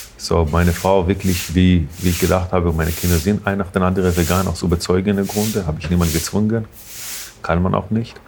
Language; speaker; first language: German; non-native, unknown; Hebrew